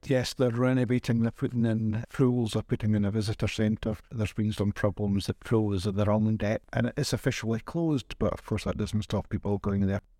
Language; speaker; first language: English; native; English